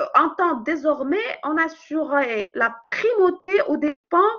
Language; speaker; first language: French; non-native, local second language; Arabic